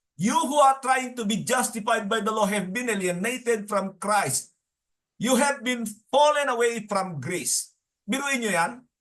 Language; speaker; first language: English; non-native, local second language; Filipino